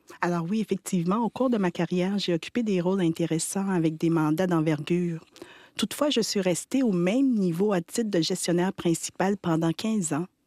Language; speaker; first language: French; early bilingual, other home language; Haitian Creole